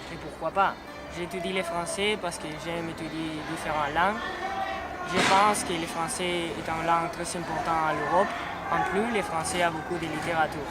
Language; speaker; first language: French; non-native, learner; Spanish